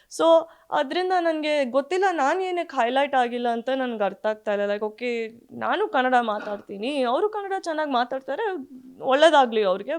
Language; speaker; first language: Kannada; early bilingual, heritage; Kannada